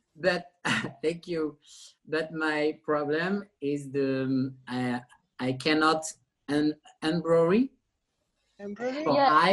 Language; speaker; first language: English; non-native, learner; French